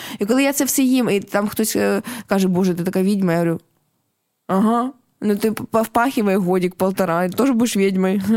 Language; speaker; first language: Ukrainian; non-native, local second language; Russian